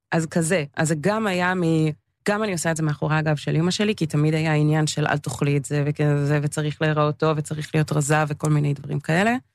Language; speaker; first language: Hebrew; early bilingual, other home language; English